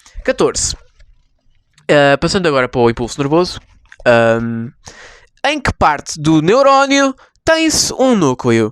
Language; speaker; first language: Portuguese; native; Portuguese